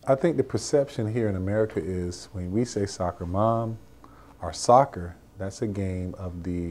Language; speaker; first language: English; native; English